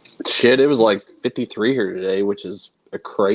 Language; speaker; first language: English; native; English